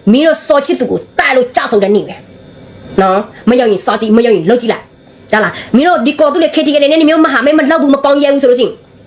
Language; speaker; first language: Burmese; non-native, local second language; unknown